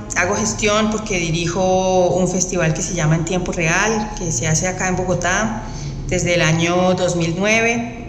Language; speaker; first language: Spanish; native; Spanish